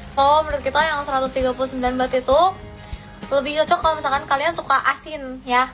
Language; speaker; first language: Indonesian; native; Indonesian